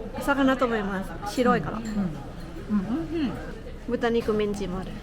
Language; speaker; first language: Japanese; non-native, learner; Thai